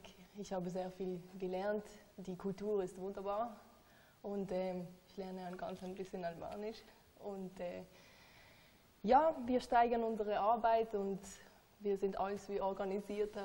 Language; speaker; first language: German; non-native, learner; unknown